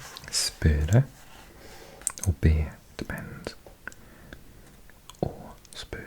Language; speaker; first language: Norwegian; non-native, learner; English